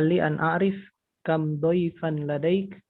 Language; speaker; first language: Arabic; non-native, learner; Indonesian